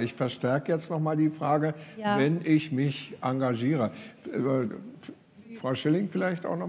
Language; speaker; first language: German; native; German